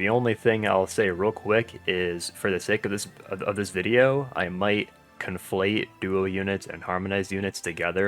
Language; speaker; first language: English; native; English